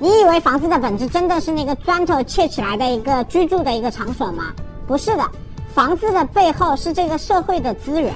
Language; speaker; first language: Chinese; native; Chinese